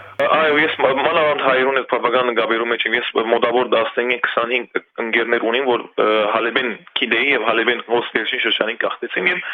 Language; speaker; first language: Armenian; early bilingual, heritage; Armenian